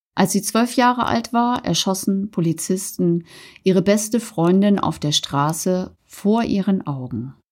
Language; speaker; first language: German; native; German